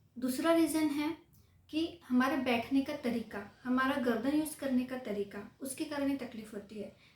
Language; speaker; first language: Hindi; non-native, local second language; Marathi